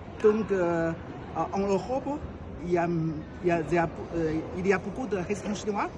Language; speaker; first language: French; non-native, learner; Chinese